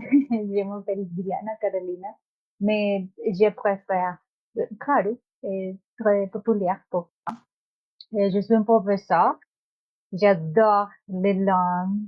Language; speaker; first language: French; non-native, learner; Spanish